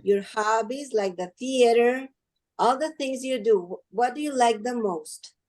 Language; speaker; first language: English; non-native, learner; Spanish